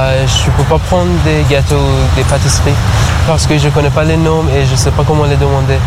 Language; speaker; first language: French; non-native, learner; Persian